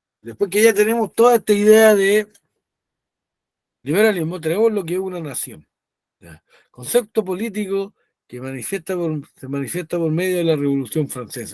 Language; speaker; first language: Spanish; native; Spanish